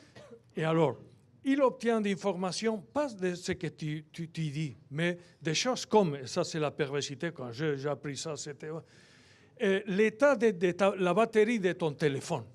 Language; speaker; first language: French; non-native, fluent; Spanish